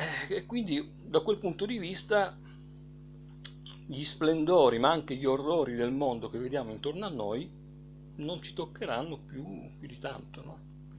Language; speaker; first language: Italian; native; Italian